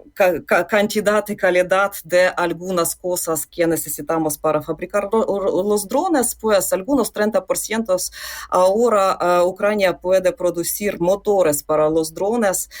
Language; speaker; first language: Spanish; non-native, fluent; Ukrainian